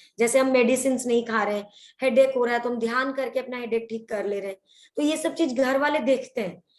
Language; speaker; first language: Hindi; non-native, local second language; Odia